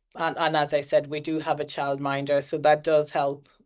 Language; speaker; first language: English; native; English